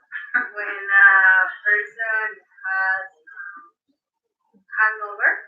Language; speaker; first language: English; non-native, learner; Spanish